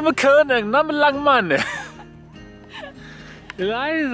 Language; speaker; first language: Chinese; non-native, learner; German